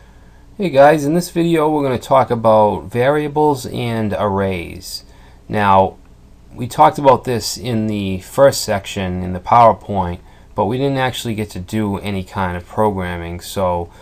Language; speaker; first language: English; native; English